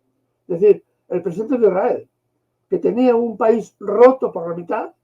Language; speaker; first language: Spanish; native; Spanish